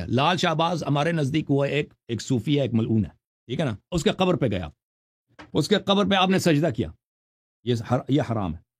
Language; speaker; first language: Urdu; non-native, local second language; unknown